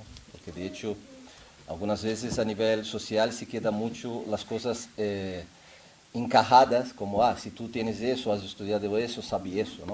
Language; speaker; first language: Spanish; non-native, fluent; Portuguese